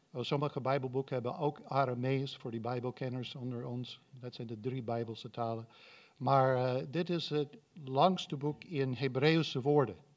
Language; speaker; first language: Dutch; non-native, fluent; English